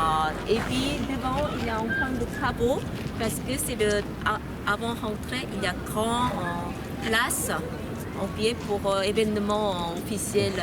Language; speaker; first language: French; non-native, learner; Korean